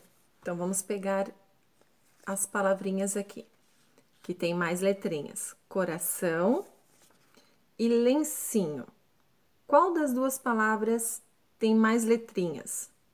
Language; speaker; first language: Portuguese; native; Portuguese